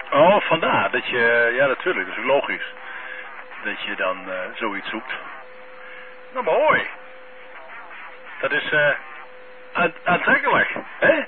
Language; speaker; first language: Dutch; native; Dutch